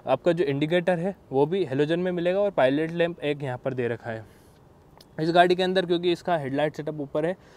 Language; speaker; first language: Hindi; native; Hindi